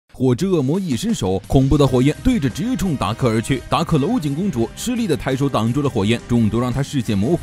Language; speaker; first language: Chinese; native; Chinese